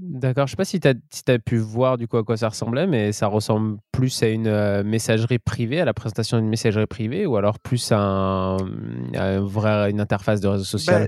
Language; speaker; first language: French; native; French